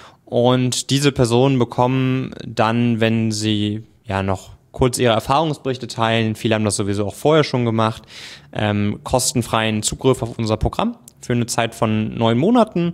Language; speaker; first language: German; native; German